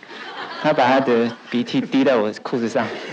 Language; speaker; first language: Chinese; native; Chinese